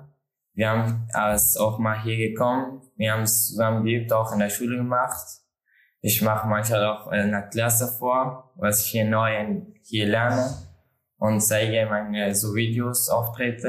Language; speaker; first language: German; non-native, learner; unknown